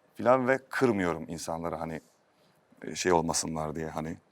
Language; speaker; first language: Turkish; native; Turkish